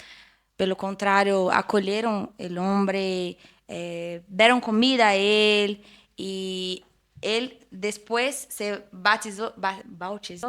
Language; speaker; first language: Spanish; non-native, fluent; Portuguese